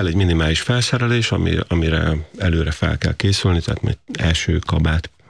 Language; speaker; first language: Hungarian; native; Hungarian